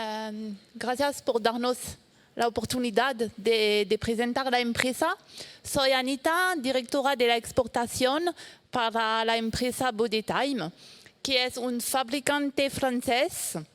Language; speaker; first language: Spanish; non-native, fluent; French